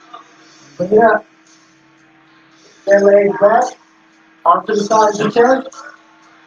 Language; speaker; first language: English; native; English